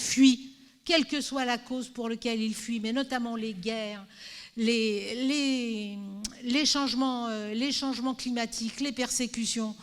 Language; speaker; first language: French; native; French